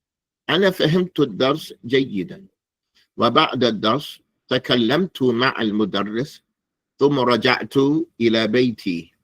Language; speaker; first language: Arabic; non-native, fluent; English